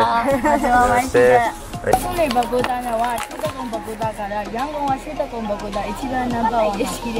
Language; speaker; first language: Japanese; non-native, learner; Burmese